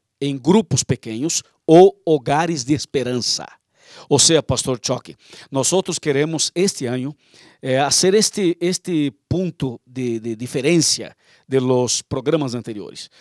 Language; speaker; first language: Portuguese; non-native, learner; Spanish